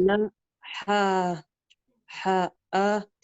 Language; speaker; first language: Arabic; non-native, learner; French